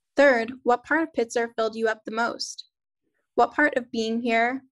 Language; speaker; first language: English; native; English